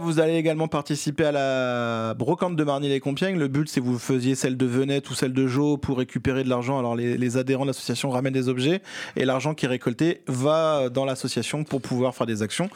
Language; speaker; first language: French; native; French